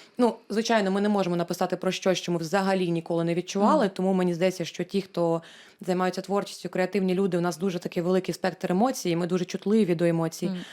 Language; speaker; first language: Ukrainian; non-native, local second language; Russian